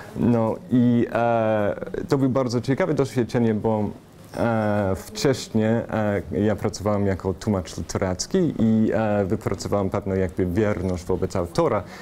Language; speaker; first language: Polish; non-native, fluent; English